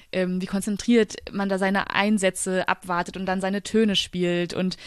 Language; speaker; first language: German; native; German